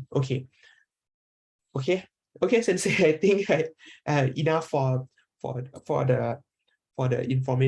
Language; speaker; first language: English; non-native, learner; Thai